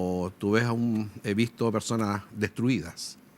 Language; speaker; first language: Spanish; native; Spanish